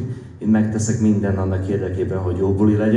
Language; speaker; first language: Hungarian; non-native, fluent; Slovak